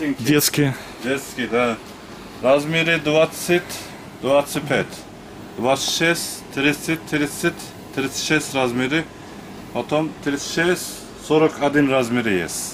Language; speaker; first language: Russian; non-native, learner; Turkish